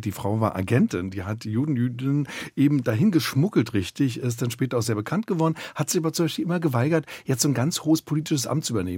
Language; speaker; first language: German; native; German